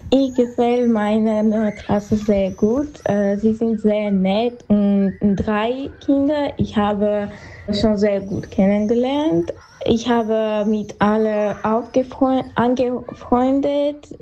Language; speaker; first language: German; non-native, learner; Armenian